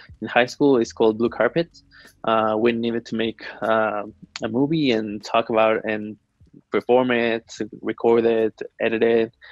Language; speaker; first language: English; non-native, fluent; Spanish